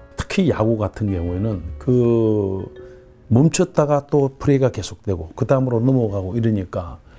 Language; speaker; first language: Korean; native; Korean